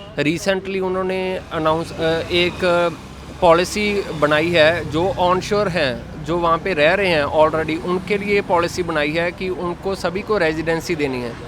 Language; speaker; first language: Hindi; non-native, local second language; Punjabi